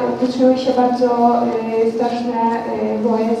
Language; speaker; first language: Polish; non-native, learner; Ukrainian